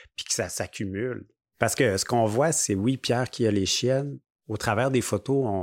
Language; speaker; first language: French; native; French